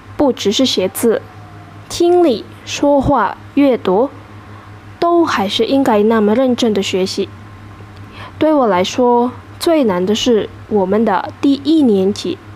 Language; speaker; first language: Chinese; non-native, fluent; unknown